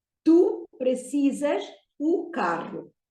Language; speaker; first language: Portuguese; non-native, fluent; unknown